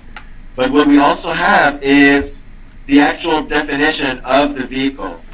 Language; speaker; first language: English; native; English